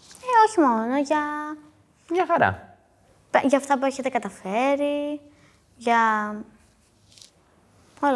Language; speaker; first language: Greek; native; Greek